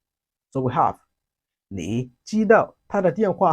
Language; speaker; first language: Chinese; non-native, fluent; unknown